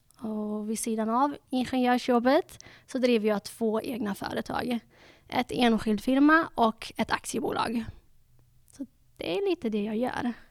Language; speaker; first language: Swedish; early bilingual, other home language; Dutch